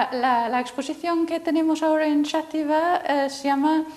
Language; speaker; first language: Spanish; non-native, fluent; English